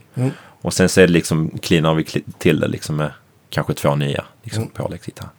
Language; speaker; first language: Swedish; native; Swedish